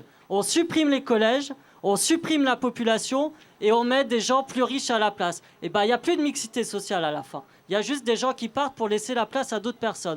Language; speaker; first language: French; native; French